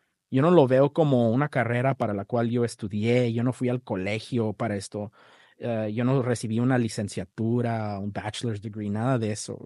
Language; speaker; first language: Spanish; early bilingual, other home language; English